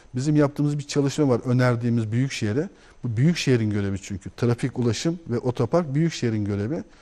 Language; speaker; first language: Turkish; native; Turkish